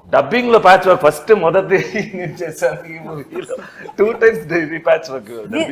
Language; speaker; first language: Telugu; non-native, learner; Tamil